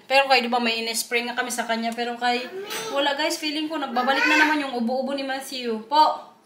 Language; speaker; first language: Filipino; non-native, local second language; Waray